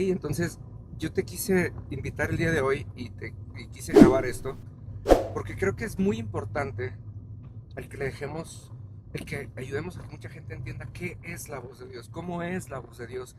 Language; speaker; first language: Spanish; native; Spanish